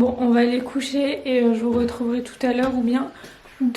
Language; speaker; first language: French; native; French